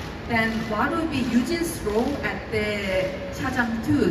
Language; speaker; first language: English; non-native, fluent; Korean